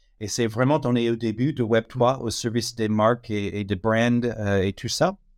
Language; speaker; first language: French; non-native, fluent; English